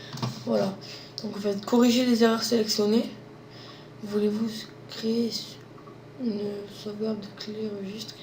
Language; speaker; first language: French; native; French